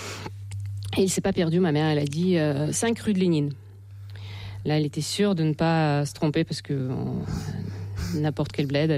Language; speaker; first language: French; non-native, fluent; Russian